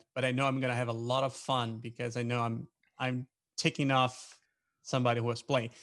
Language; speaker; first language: English; non-native, fluent; Portuguese